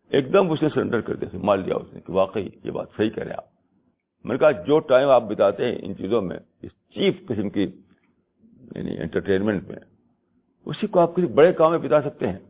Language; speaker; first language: Urdu; native; Urdu